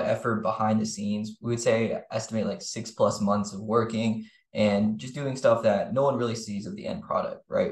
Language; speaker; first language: English; native; English